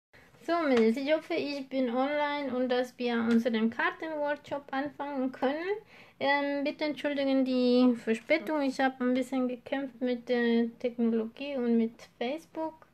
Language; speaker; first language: German; non-native, fluent; Spanish